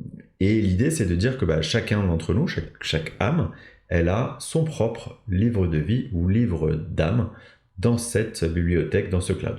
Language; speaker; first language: French; native; French